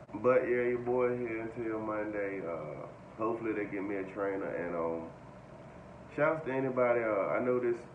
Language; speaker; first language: English; native; English